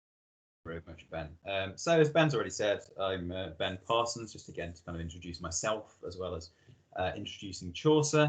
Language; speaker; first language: English; native; English